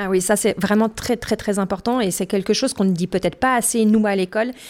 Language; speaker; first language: French; native; French